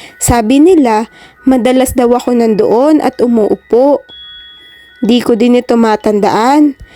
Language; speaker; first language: Filipino; native; Filipino